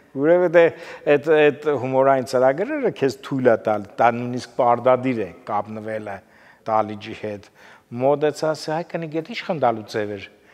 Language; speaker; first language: Armenian; native; Armenian